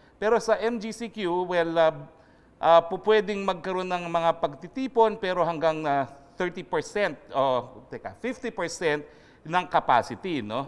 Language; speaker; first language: Filipino; native; Filipino